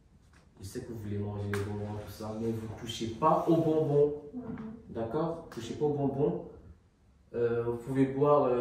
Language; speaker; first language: French; native; French